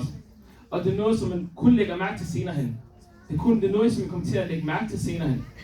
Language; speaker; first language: Danish; early bilingual, other home language; Somali